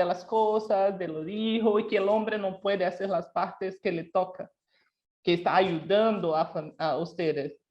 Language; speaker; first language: Spanish; non-native, local second language; Portuguese